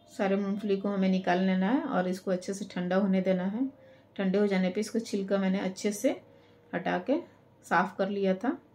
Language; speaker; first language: Hindi; native; Hindi